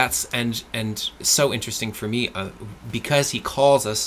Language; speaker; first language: English; non-native, fluent; French